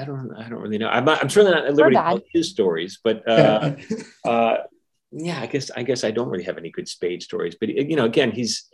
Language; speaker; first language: English; native; English